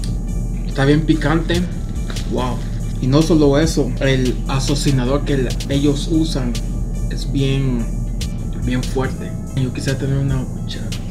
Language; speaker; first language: Spanish; early bilingual, other home language; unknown